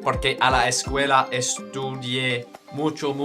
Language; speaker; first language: Spanish; non-native, learner; English